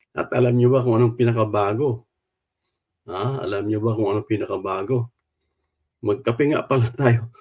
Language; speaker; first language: Filipino; non-native, local second language; Cebuano